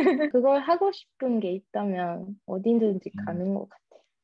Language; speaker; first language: Korean; early bilingual, heritage; Japanese